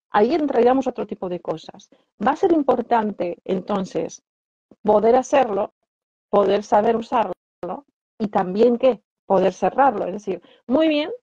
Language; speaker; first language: Spanish; non-native, fluent; Polish